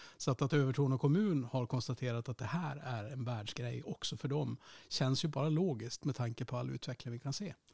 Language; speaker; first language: Swedish; native; Swedish